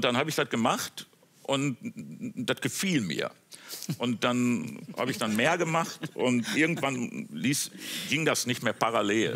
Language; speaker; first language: German; native; German